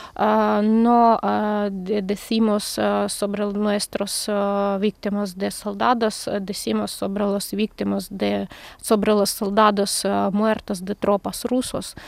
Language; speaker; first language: Spanish; non-native, learner; Ukrainian